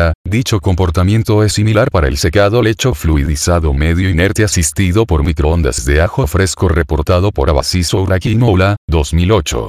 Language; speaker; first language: Spanish; native; Spanish